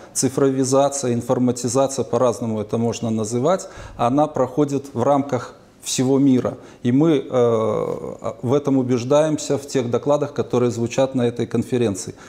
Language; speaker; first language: Russian; native; Russian